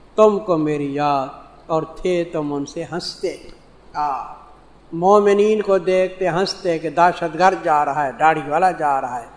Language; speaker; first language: Urdu; non-native, local second language; Saraiki